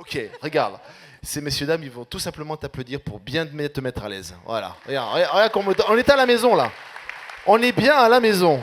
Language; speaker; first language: French; native; French